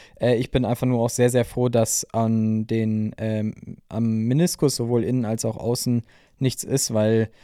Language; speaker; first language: German; native; German